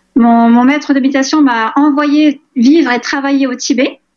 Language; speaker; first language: French; native; French